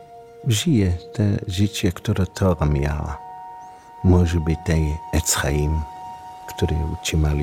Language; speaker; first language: Polish; non-native, learner; Hebrew